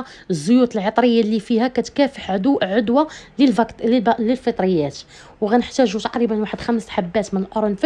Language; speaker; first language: Arabic; native; Arabic